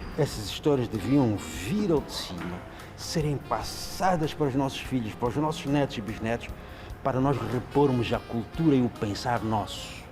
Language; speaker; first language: Portuguese; non-native, local second language; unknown